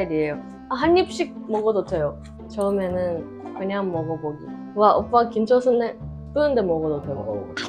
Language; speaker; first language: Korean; non-native, fluent; Japanese